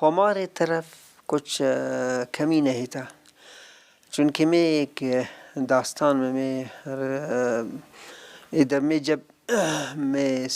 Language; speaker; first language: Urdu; non-native, learner; Persian